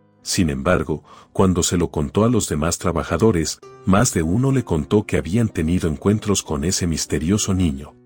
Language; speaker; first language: Spanish; native; Spanish